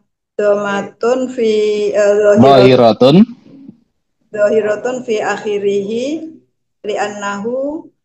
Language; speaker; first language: Arabic; non-native, learner; Indonesian